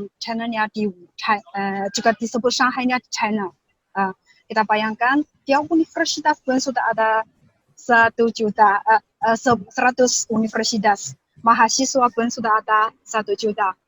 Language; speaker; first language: Indonesian; non-native, learner; Chinese